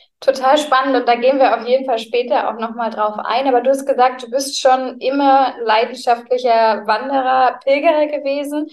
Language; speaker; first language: German; native; German